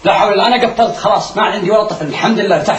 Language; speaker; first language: Arabic; native; Arabic